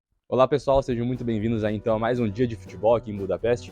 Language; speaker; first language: Portuguese; native; Portuguese